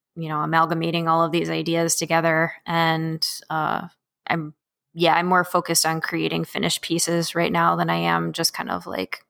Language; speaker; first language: English; native; English